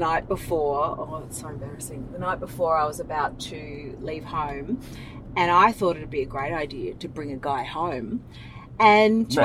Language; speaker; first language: English; native; English